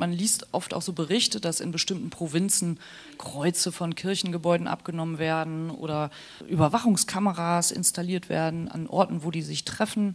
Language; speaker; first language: German; native; German